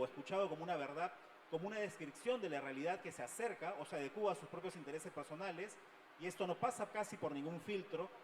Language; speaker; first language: Spanish; native; Spanish